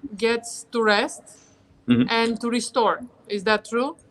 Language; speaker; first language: English; non-native, fluent; Romanian